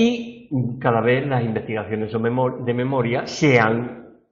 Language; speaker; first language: Spanish; native; Spanish